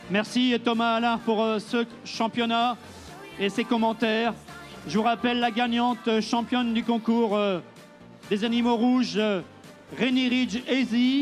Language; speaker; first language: French; native; French